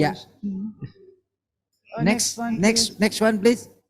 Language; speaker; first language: English; non-native, learner; Indonesian